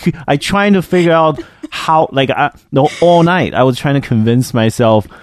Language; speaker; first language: English; non-native, fluent; Chinese